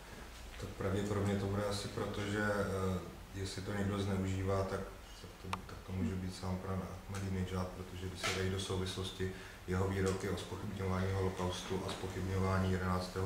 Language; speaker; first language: Czech; native; Czech